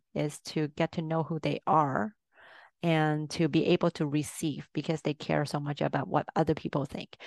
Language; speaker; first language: English; early bilingual, other home language; Cantonese